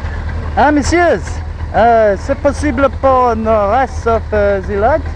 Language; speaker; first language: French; non-native, learner; English